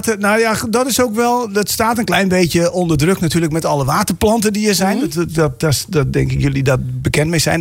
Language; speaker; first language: Dutch; native; Dutch